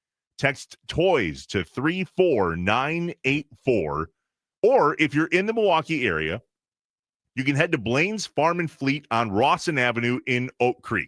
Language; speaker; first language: English; native; English